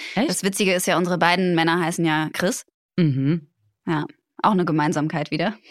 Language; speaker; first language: German; native; German